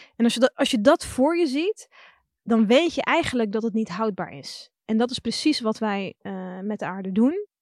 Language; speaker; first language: Dutch; early bilingual, other home language; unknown